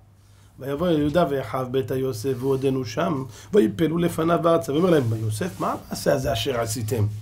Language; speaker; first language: Hebrew; native; Hebrew